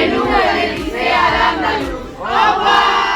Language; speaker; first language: French; non-native, learner; Spanish